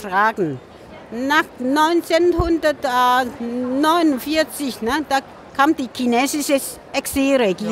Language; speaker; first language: German; non-native, fluent; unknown